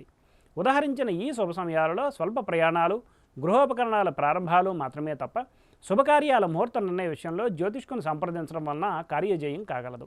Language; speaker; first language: Telugu; native; Telugu